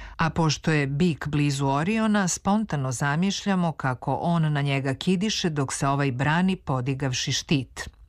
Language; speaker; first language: Serbian; native; Serbian